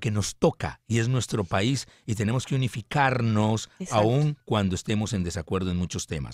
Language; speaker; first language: Spanish; native; Spanish